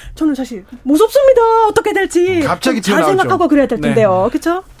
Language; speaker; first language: Korean; non-native, fluent; Finnish